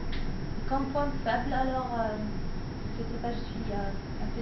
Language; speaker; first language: French; non-native, learner; Arabic